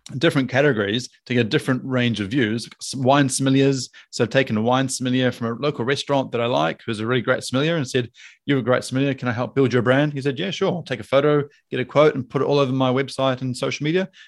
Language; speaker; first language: English; native; English